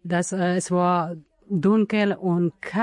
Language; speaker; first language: German; non-native, learner; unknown